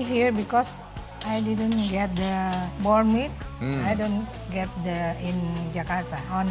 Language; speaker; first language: English; non-native, learner; Indonesian